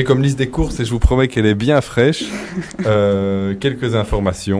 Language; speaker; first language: French; native; French